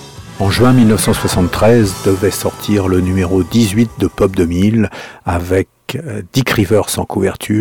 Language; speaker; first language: French; native; French